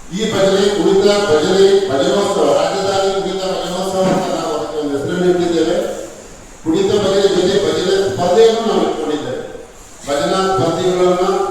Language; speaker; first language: Kannada; non-native, local second language; Tulu